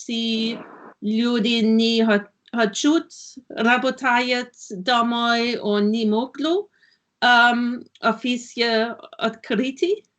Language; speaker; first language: Russian; non-native, learner; German